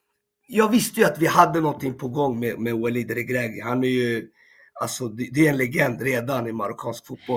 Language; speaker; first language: Swedish; early bilingual, other home language; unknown